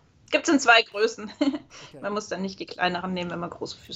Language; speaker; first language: German; native; German